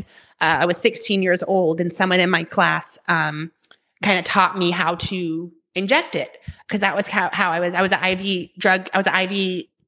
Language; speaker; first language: English; native; English